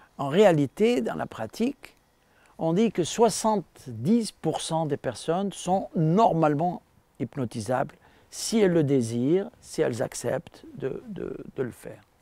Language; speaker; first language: French; non-native, local second language; Arabic